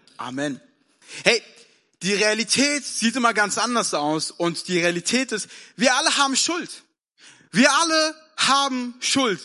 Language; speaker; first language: German; early bilingual, other home language; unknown